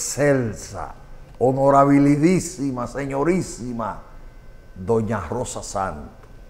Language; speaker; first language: Spanish; native; Spanish